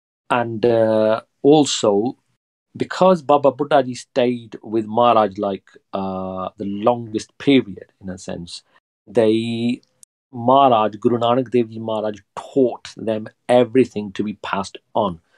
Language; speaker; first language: English; early bilingual, other home language; Punjabi